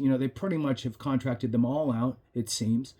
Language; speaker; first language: English; native; English